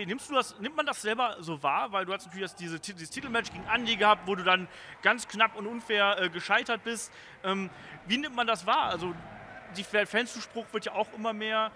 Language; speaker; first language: German; native; German